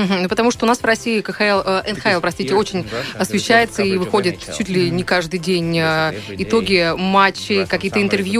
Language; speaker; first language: Russian; native; Russian